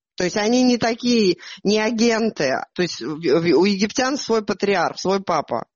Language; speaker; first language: Russian; native; Russian